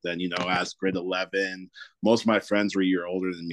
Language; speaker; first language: English; native; English